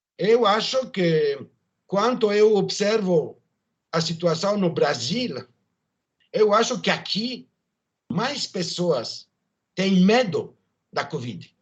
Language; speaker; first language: Portuguese; non-native, learner; French